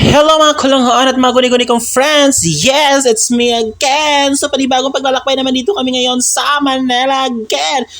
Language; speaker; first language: Filipino; non-native, local second language; Cebuano